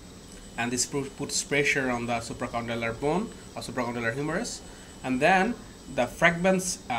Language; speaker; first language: English; non-native, local second language; Bangla